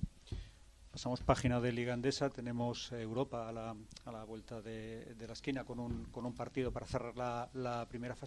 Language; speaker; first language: Spanish; native; Spanish